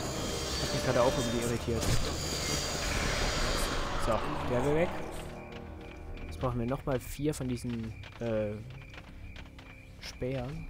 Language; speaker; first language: German; native; German